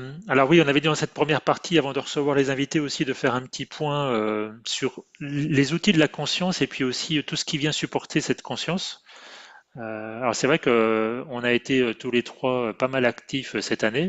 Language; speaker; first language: French; native; French